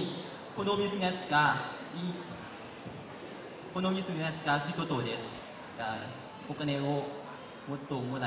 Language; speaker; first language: Japanese; non-native, learner; Lao